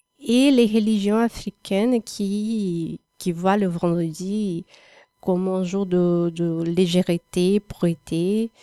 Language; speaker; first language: French; non-native, learner; Portuguese